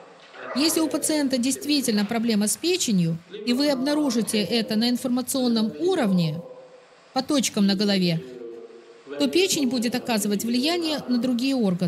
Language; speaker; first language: Russian; native; Russian